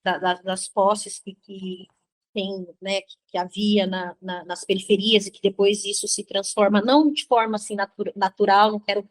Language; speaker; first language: Portuguese; native; Portuguese